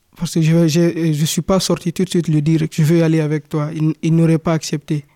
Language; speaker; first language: French; non-native, local second language; Fula